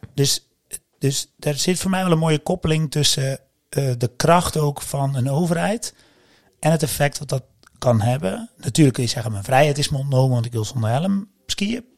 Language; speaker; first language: Dutch; native; Dutch